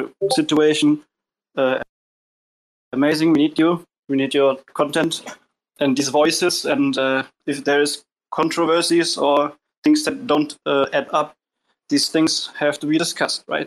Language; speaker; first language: English; non-native, fluent; German